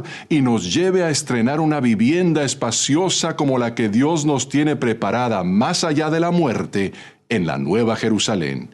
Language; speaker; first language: Spanish; native; Spanish